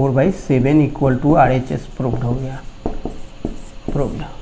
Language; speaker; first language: Hindi; native; Hindi